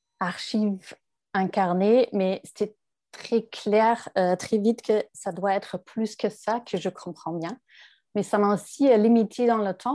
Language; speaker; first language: French; non-native, fluent; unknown